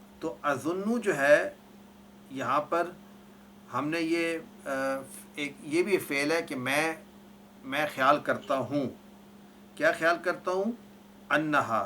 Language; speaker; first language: Urdu; native; Urdu